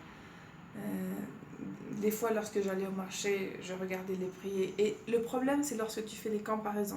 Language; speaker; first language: French; non-native, fluent; Spanish